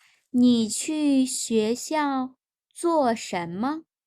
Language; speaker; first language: Chinese; non-native, fluent; Urdu